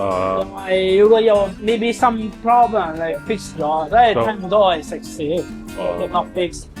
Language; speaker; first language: Cantonese; non-native, learner; Italian